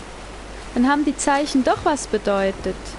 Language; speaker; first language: German; native; German